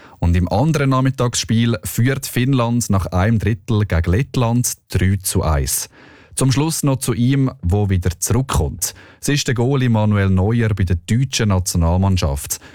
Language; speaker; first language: German; native; German